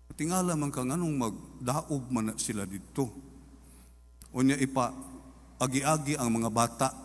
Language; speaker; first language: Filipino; non-native, local second language; Cebuano